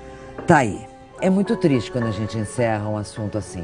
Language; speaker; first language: Portuguese; native; Portuguese